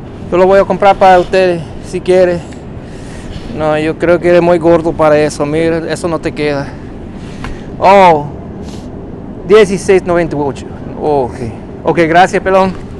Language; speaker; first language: Spanish; non-native, fluent; English